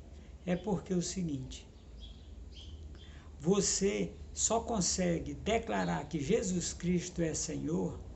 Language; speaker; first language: Portuguese; native; Portuguese